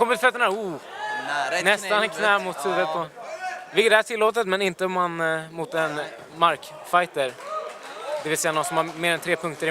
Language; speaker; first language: Swedish; native; Swedish